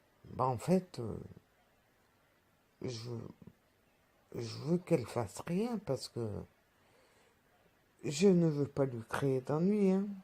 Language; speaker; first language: French; native; French